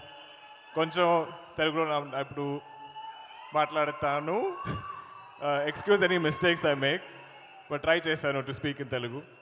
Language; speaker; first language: Telugu; non-native, learner; Malayalam